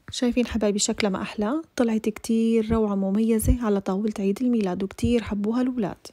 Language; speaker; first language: Arabic; native; Arabic